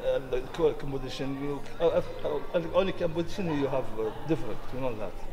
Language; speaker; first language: English; non-native, learner; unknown